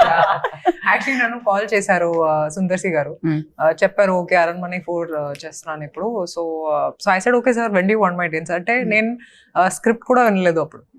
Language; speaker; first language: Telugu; non-native, learner; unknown